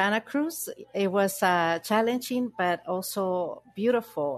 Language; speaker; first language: English; early bilingual, other home language; Spanish